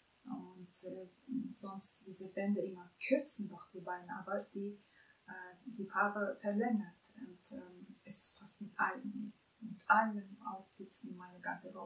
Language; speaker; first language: German; non-native, fluent; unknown